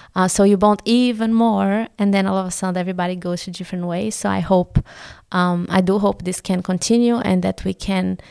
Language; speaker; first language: English; non-native, fluent; Portuguese